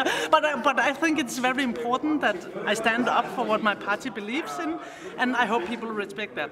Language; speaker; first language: English; non-native, fluent; Danish